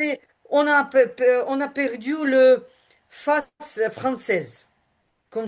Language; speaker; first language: French; non-native, learner; Ukrainian